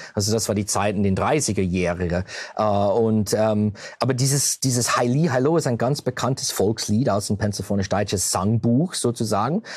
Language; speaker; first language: German; early bilingual, heritage; German